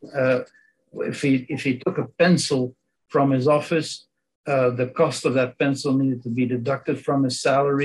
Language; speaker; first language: English; non-native, fluent; Dutch